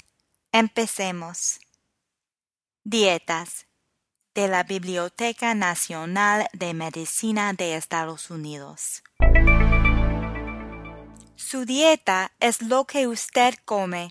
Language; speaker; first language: Spanish; non-native, fluent; English